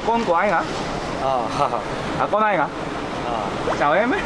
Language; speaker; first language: Vietnamese; non-native, fluent; Korean